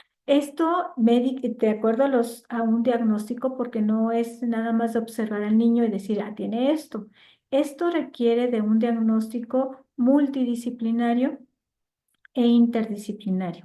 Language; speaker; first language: Spanish; native; Spanish